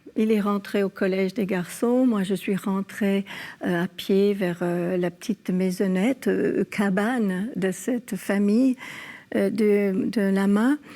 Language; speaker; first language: French; early bilingual, other home language; English